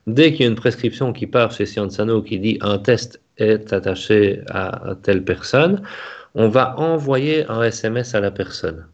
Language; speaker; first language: French; native; French